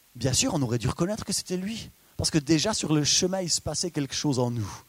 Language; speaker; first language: French; native; French